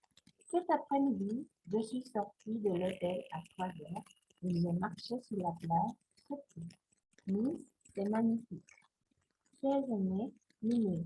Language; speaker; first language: French; non-native, fluent; Spanish